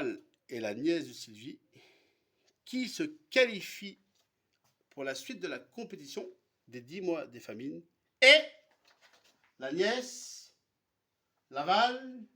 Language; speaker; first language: French; native; French